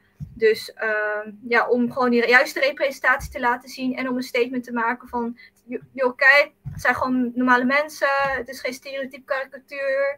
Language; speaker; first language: Dutch; early bilingual, other home language; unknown